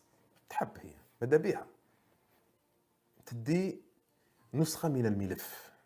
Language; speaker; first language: Arabic; native; Arabic